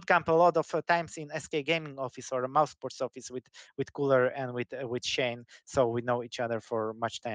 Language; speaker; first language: English; non-native, fluent; Polish